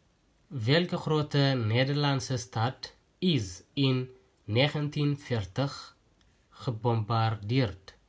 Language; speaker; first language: Dutch; non-native, fluent; Tigrinya